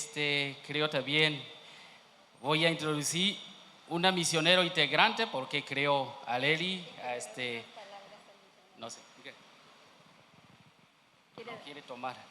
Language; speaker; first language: Spanish; non-native, learner; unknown